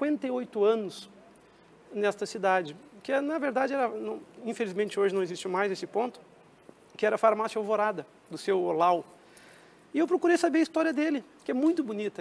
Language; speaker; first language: Portuguese; native; Portuguese